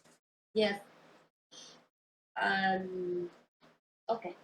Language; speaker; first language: English; non-native, learner; Spanish